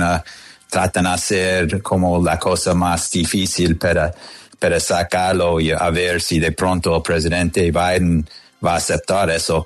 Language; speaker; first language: Spanish; non-native, fluent; English